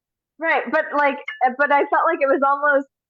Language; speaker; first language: English; native; English